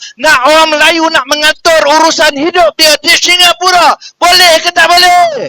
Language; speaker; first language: Malay; native; Malay